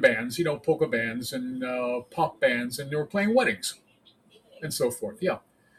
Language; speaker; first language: English; native; English